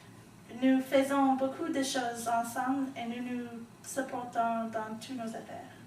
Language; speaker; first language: French; non-native, learner; English